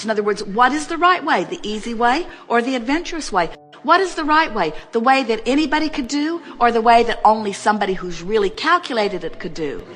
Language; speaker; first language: English; native; English